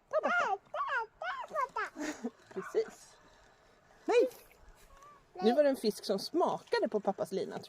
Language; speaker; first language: Swedish; native; Swedish